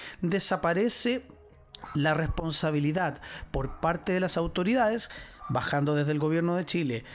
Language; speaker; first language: Spanish; native; Spanish